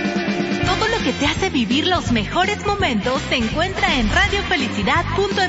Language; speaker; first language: Spanish; native; Spanish